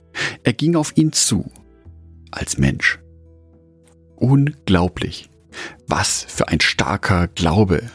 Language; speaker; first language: German; native; German